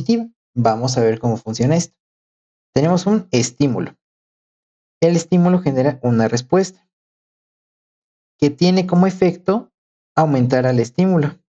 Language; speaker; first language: Spanish; native; Spanish